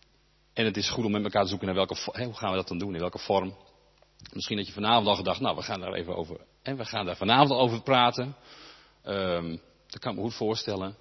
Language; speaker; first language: Dutch; native; Dutch